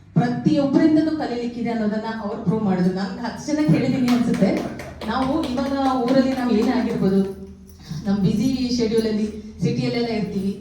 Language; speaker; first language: Kannada; native; Kannada